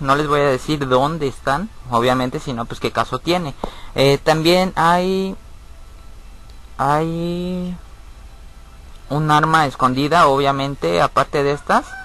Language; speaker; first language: Spanish; native; Spanish